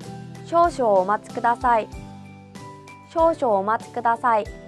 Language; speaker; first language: Japanese; non-native, fluent; Korean